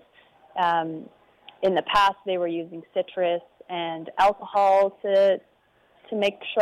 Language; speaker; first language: English; native; English